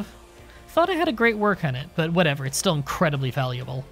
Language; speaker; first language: English; native; English